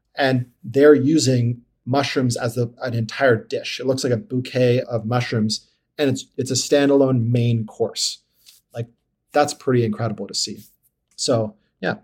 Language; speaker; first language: English; native; English